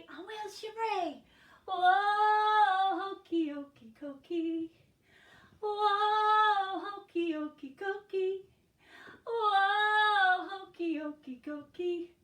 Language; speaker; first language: Irish; non-native, local second language; English